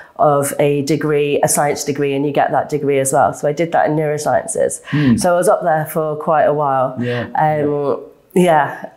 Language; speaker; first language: English; native; English